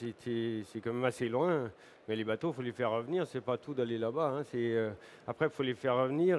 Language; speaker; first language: French; native; French